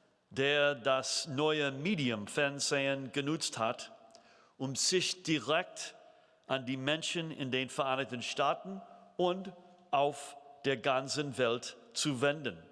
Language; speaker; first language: German; non-native, fluent; English